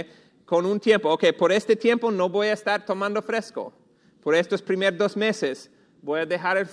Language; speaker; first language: Spanish; non-native, fluent; English